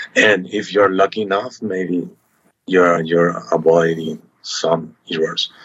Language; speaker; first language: English; non-native, learner; Spanish